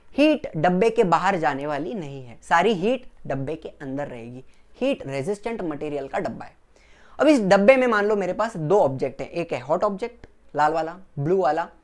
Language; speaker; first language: Hindi; non-native, local second language; Gujarati